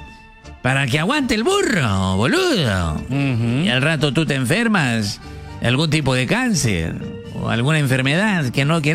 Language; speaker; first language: Spanish; native; Spanish